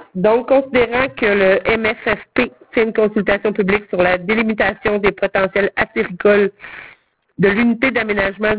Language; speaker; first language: French; native; French